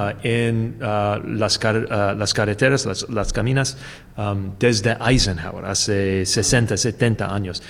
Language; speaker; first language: Spanish; non-native, learner; English